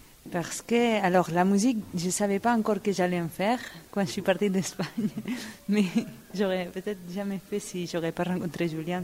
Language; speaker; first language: French; non-native, fluent; Spanish